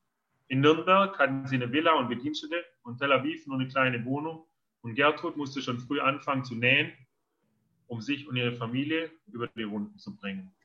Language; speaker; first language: German; native; German